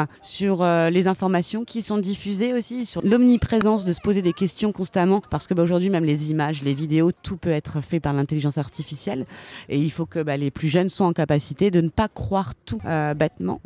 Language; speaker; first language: French; native; French